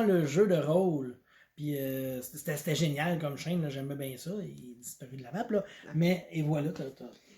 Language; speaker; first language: French; native; French